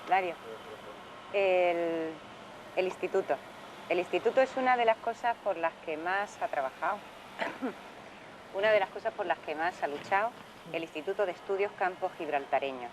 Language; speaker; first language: Spanish; native; Spanish